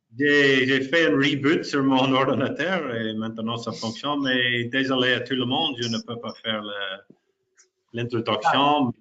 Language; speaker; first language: French; non-native, learner; English